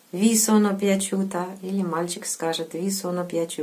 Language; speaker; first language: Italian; non-native, fluent; Russian